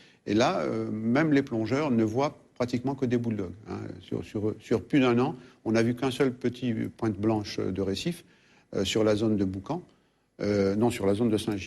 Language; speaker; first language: French; native; French